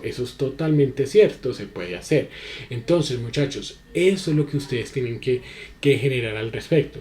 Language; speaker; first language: Spanish; native; Spanish